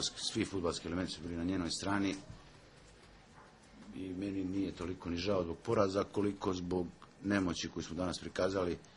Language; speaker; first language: Bosnian; native; Bosnian